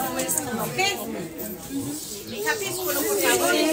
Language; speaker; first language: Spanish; non-native, learner; Arabic